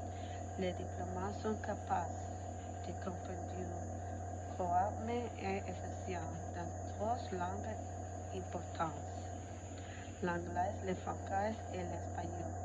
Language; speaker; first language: French; non-native, learner; Spanish